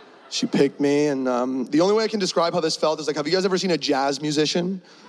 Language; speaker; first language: English; early bilingual, other home language; Spanish